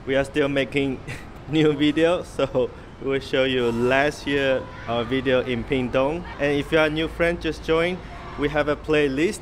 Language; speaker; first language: English; non-native, local second language; Chinese